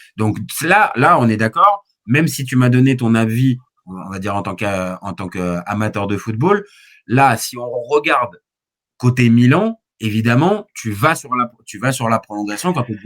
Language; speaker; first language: French; native; French